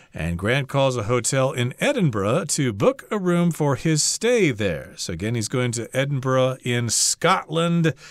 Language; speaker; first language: English; native; English